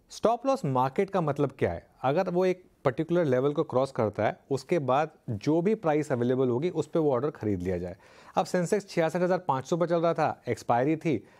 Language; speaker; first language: Hindi; native; Hindi